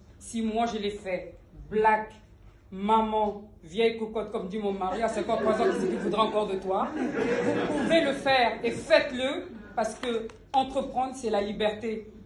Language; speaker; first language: French; early bilingual, other home language; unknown